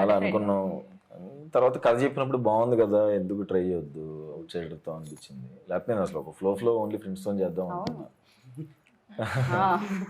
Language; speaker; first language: Telugu; native; Telugu